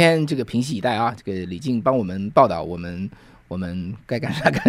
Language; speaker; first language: Chinese; native; Chinese